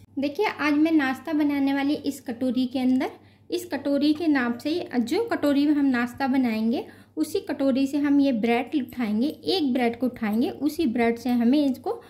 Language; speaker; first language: Hindi; native; Hindi